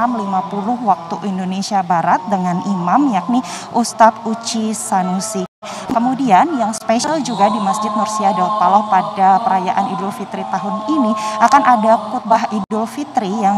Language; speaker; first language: Indonesian; native; Indonesian